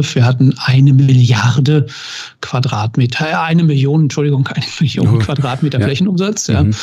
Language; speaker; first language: German; native; German